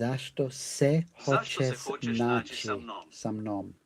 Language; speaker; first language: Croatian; non-native, learner; English